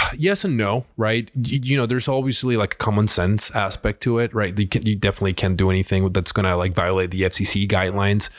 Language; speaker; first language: English; early bilingual, other home language; Spanish